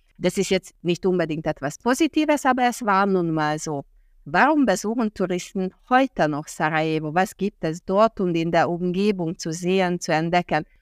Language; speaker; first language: German; non-native, fluent; Hungarian